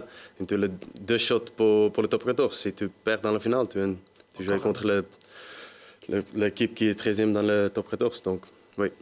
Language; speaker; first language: French; non-native, learner; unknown